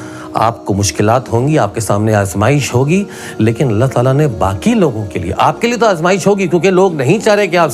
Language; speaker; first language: Urdu; native; Urdu